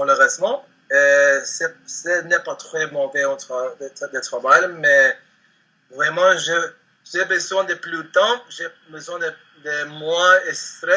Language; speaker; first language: French; non-native, learner; Spanish